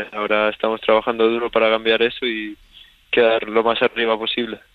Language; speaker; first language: Spanish; early bilingual, other home language; Swedish